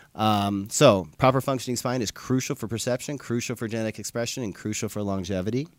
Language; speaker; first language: English; native; English